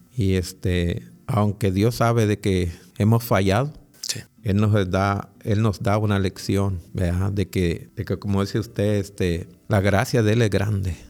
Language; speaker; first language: Spanish; native; Spanish